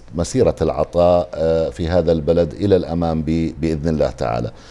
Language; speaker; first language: Arabic; native; Arabic